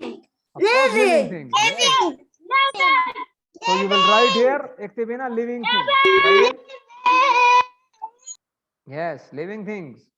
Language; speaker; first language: English; non-native, learner; Arabic